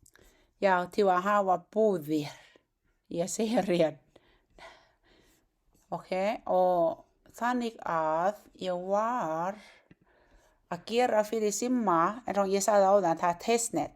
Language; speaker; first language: Icelandic; non-native, learner; Thai